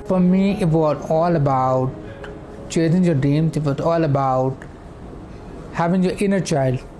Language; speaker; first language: Urdu; native; Urdu